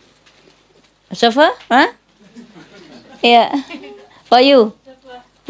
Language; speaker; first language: French; non-native, learner; Vietnamese